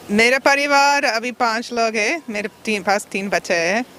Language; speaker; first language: Hindi; non-native, fluent; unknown